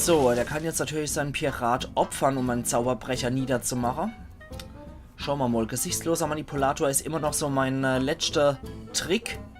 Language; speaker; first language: German; native; German